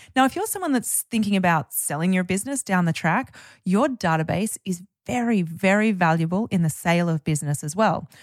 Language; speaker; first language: English; native; English